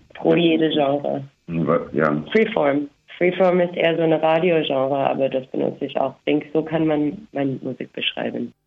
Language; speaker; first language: German; non-native, fluent; English